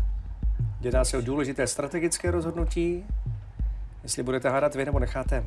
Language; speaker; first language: Czech; native; Czech